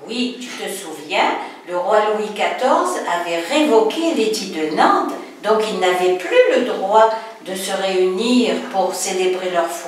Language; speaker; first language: French; native; French